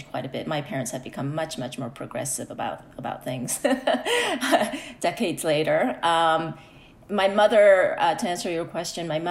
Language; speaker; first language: English; early bilingual, other home language; Korean